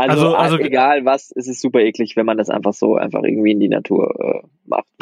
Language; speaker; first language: German; native; German